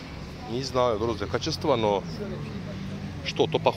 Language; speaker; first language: Russian; non-native, learner; Turkish